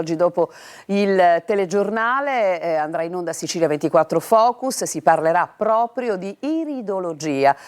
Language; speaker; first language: Italian; native; Italian